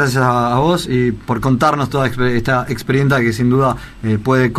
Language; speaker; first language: Spanish; native; Spanish